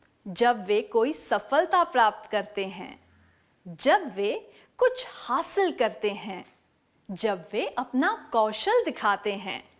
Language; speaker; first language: Hindi; native; Hindi